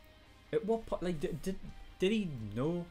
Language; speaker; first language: English; native; English